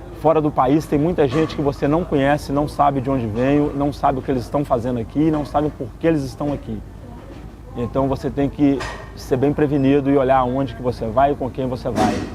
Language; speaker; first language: Portuguese; native; Portuguese